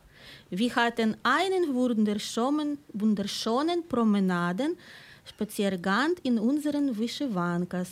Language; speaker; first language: German; non-native, fluent; Ukrainian